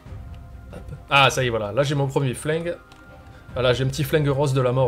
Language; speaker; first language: French; native; French